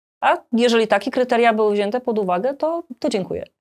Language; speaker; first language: Polish; native; Polish